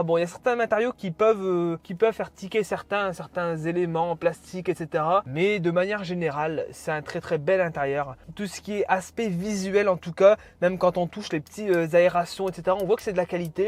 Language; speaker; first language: French; native; French